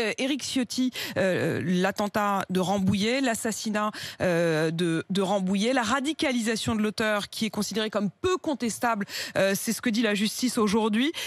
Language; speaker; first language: French; native; French